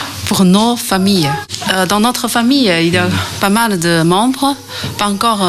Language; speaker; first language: French; non-native, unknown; Chinese